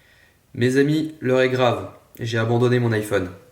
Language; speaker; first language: French; native; French